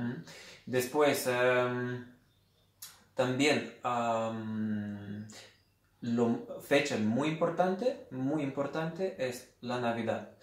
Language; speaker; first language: Spanish; non-native, fluent; Lithuanian